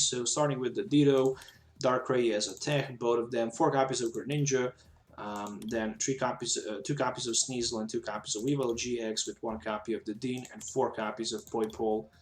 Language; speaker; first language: English; non-native, fluent; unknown